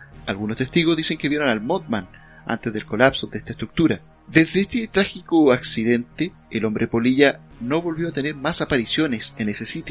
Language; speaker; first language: Spanish; native; Spanish